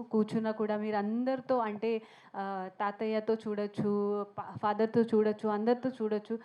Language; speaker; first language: Telugu; non-native, learner; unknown